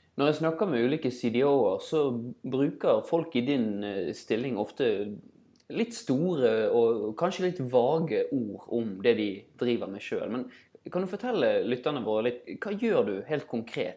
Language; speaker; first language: Norwegian; native; Norwegian